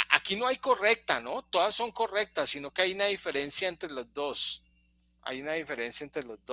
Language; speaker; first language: Spanish; native; Spanish